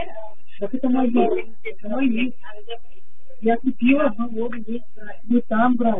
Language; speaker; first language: Russian; native; Russian